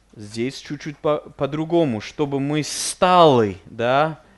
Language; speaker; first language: Russian; non-native, fluent; English